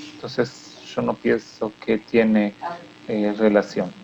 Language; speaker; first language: Spanish; non-native, fluent; Hebrew